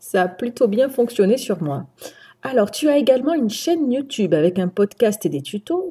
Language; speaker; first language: French; native; French